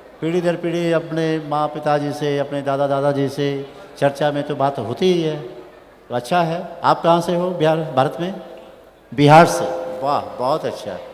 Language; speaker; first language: Hindi; native; Hindi